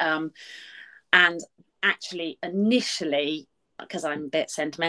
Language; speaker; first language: English; native; English